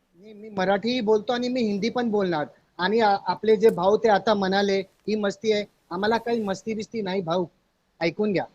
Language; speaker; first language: Marathi; non-native, local second language; Hindi